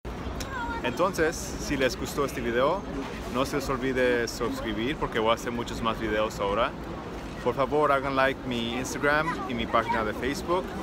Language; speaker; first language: Spanish; early bilingual, heritage; Spanish